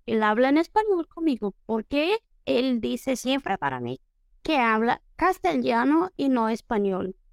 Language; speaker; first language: Spanish; non-native, fluent; Portuguese